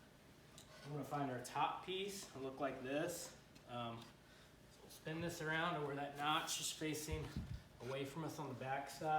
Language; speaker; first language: English; native; English